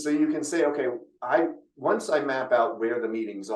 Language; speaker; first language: English; native; English